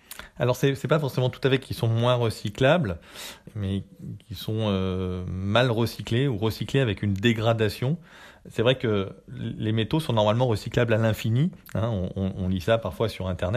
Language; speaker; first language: French; native; French